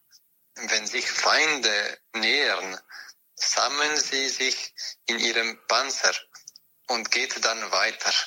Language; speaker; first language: German; non-native, fluent; French